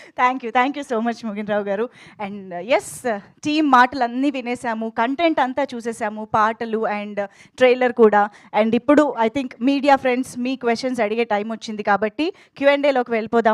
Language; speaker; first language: Telugu; native; Telugu